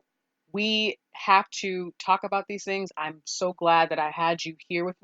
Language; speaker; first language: English; native; English